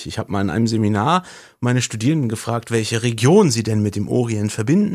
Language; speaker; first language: German; native; German